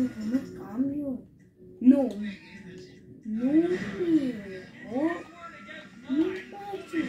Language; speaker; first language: Spanish; early bilingual, heritage; Spanish